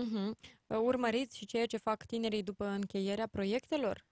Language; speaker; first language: Romanian; native; Romanian